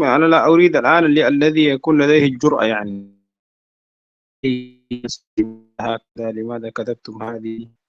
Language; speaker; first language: Arabic; non-native, fluent; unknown